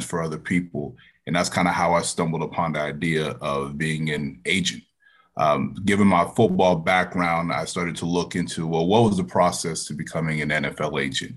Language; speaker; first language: English; native; English